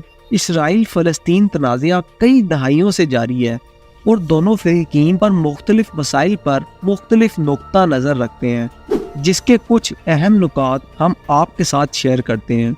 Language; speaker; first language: Urdu; native; Urdu